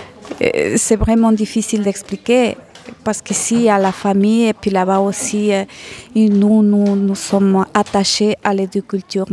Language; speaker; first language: French; non-native, fluent; Spanish